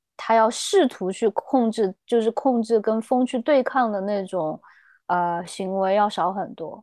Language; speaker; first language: Chinese; native; Chinese